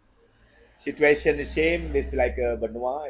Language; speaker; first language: English; non-native, learner; Indonesian